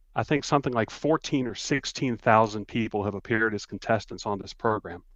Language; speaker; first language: English; native; English